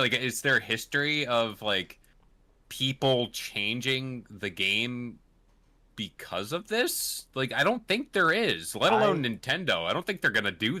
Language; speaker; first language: English; native; English